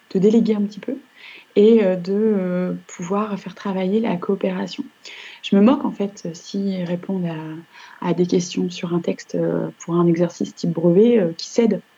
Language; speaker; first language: French; native; French